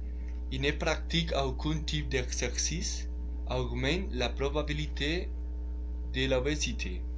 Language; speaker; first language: French; non-native, learner; Spanish